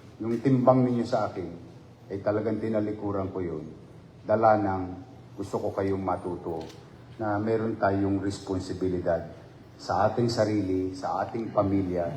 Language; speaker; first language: Filipino; native; Filipino